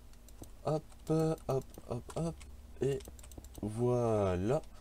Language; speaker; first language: French; native; French